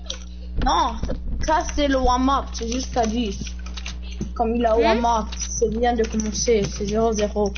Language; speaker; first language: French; non-native, local second language; English